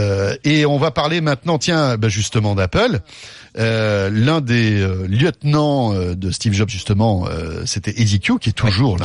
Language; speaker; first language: French; native; French